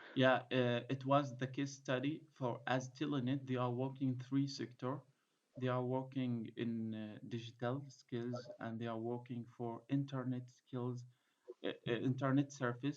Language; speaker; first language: English; non-native, fluent; Arabic